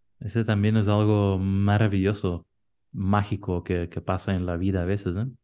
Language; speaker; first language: Spanish; non-native, fluent; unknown